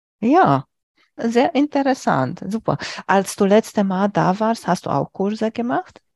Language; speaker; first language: German; non-native, fluent; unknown